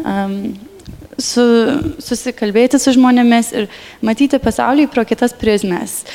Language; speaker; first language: Lithuanian; early bilingual, heritage; Lithuanian